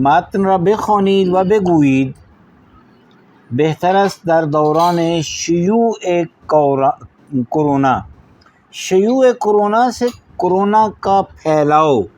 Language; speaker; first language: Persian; non-native, fluent; Urdu